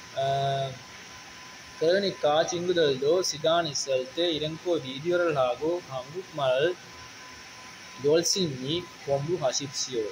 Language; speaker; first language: Korean; non-native, learner; Sinhala